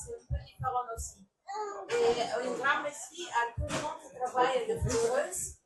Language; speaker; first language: French; non-native, learner; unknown